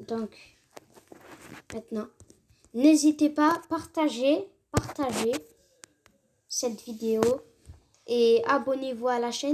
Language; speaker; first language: French; native; French